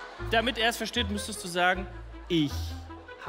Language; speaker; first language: German; native; German